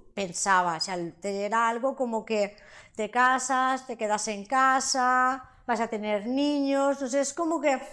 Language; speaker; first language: Spanish; non-native, local second language; Catalan